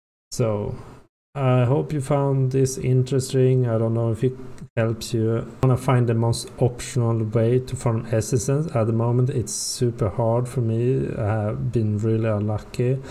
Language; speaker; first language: English; non-native, fluent; Swedish